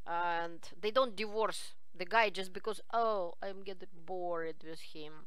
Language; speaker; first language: English; non-native, fluent; Russian